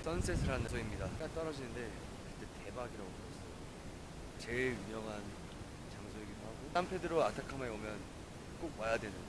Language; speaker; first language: Korean; native; Korean